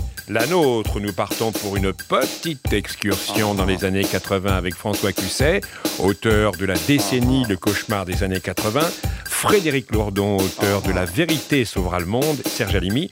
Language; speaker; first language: French; native; French